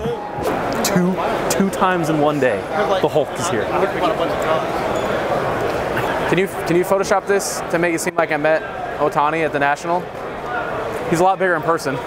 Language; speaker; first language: English; native; English